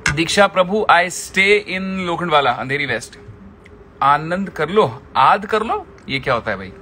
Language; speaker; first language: Hindi; non-native, local second language; Marathi